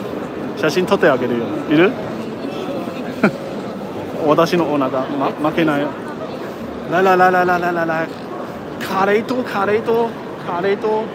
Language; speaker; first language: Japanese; non-native, fluent; Chinese